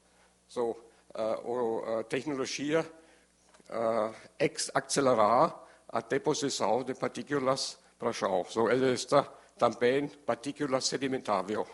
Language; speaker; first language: Portuguese; non-native, learner; German